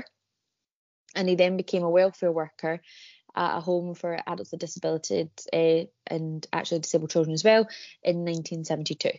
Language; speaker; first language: English; native; English